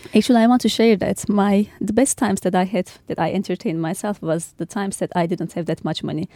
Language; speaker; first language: English; non-native, fluent; Turkish